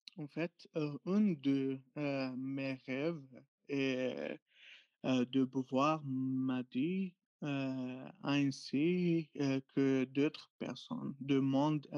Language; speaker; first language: French; non-native, learner; Arabic